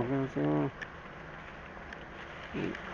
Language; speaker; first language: Indonesian; non-native, learner; Bangla